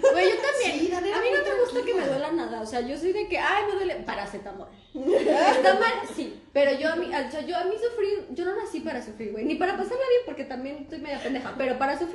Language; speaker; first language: Spanish; native; Spanish